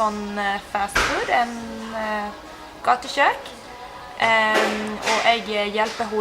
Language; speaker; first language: Norwegian; non-native, fluent; Spanish